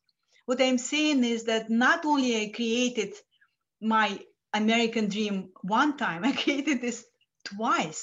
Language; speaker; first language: English; non-native, fluent; Lithuanian